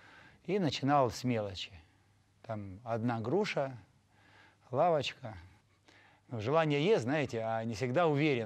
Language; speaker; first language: Russian; native; Russian